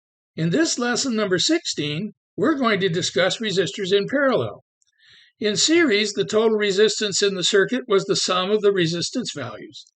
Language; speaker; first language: English; native; English